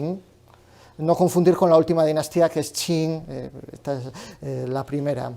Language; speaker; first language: Spanish; native; Spanish